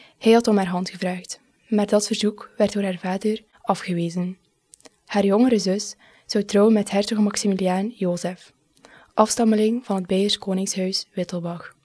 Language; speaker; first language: Dutch; native; Dutch